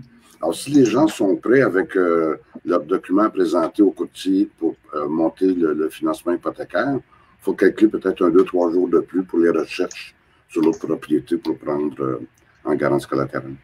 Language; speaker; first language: French; native; French